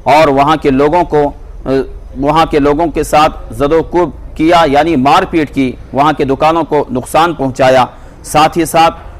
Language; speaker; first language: Urdu; native; Urdu